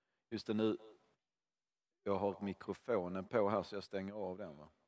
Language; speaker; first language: Swedish; native; Swedish